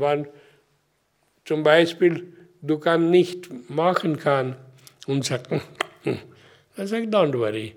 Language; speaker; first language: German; non-native, learner; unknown